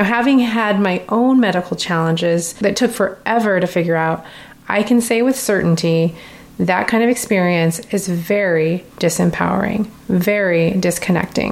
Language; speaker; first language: English; native; English